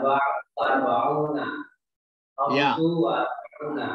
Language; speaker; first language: Arabic; non-native, learner; Indonesian